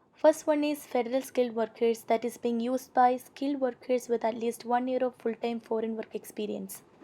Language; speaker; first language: English; non-native, local second language; Malayalam